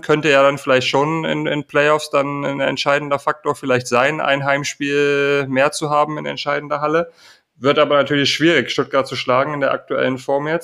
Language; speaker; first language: German; native; German